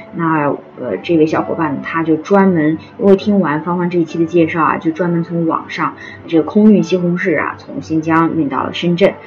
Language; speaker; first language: Chinese; non-native, local second language; Uyghur